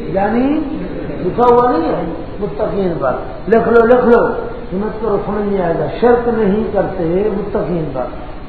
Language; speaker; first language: Urdu; non-native, local second language; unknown